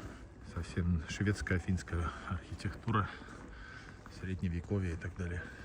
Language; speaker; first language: Russian; early bilingual, heritage; Russian